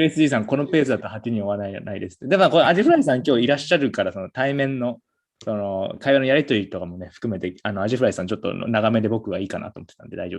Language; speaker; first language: Japanese; native; Japanese